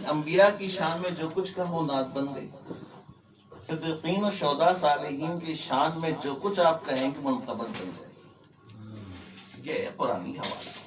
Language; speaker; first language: Urdu; native; Urdu